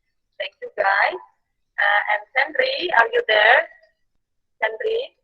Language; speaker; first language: English; non-native, fluent; Indonesian